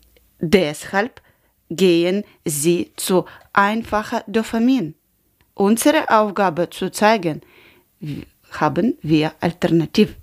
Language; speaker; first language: German; non-native, learner; Ukrainian